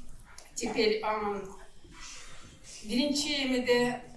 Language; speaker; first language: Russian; non-native, local second language; Kyrgyz